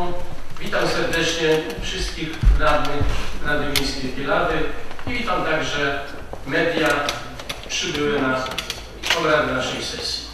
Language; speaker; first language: Polish; native; Polish